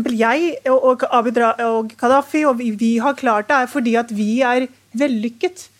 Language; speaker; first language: Norwegian; early bilingual, other home language; Urdu